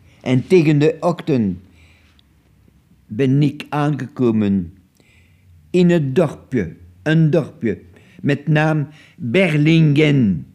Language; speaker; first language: Dutch; non-native, local second language; French